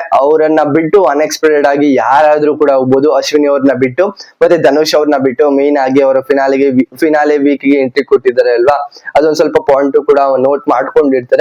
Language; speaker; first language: Kannada; native; Kannada